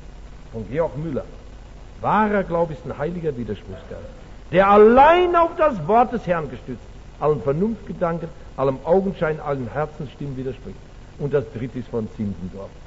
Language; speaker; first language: German; native; German